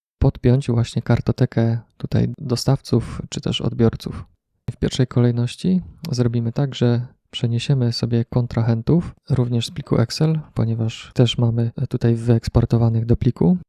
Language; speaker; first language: Polish; native; Polish